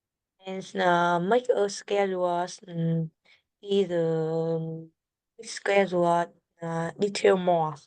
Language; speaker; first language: English; non-native, learner; Vietnamese